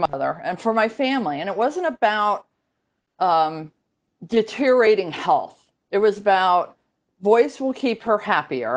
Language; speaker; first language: English; native; English